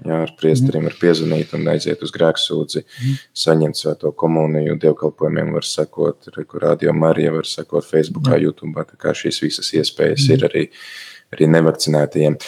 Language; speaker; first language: Latvian; native; Latvian